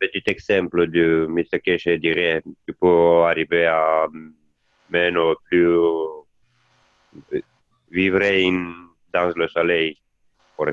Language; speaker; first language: French; non-native, learner; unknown